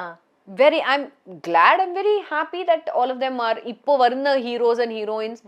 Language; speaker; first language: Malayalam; early bilingual, heritage; Malayalam